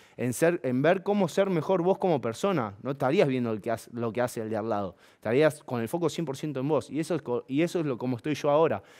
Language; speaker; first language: Spanish; native; Spanish